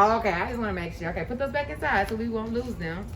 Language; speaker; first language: English; native; English